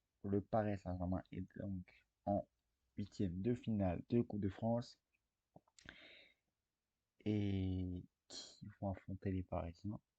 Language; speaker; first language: French; native; French